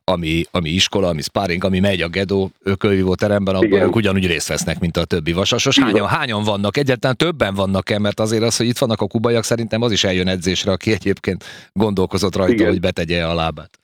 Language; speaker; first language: Hungarian; native; Hungarian